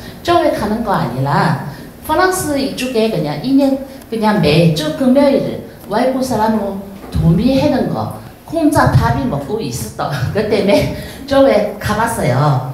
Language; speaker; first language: Korean; non-native, learner; Chinese